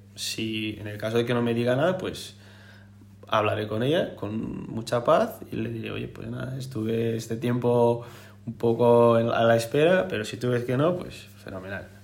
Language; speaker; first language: Spanish; non-native, fluent; Portuguese